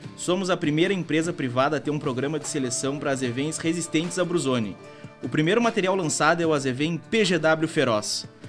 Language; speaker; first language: Portuguese; native; Portuguese